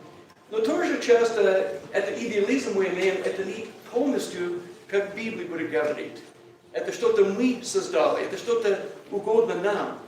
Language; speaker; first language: Russian; non-native, learner; English